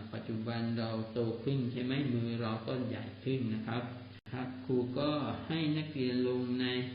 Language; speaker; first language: Thai; non-native, local second language; Malay